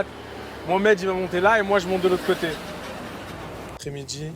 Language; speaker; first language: French; native; French